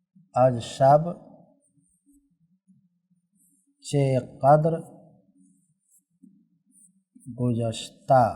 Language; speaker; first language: Persian; non-native, fluent; Urdu